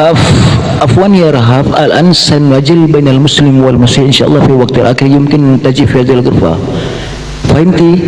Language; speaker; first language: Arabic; non-native, learner; Indonesian